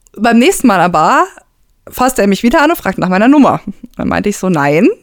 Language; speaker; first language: German; native; German